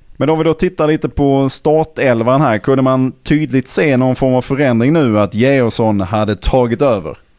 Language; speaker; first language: Swedish; native; Swedish